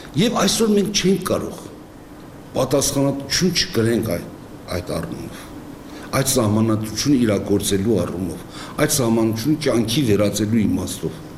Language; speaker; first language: Armenian; native; Armenian